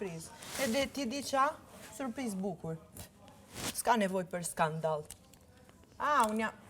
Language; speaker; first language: Albanian; early bilingual, heritage; Italian